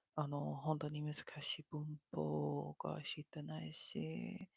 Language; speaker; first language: Japanese; non-native, learner; English